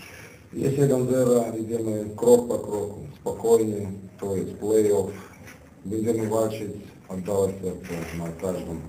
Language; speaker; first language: Polish; non-native, fluent; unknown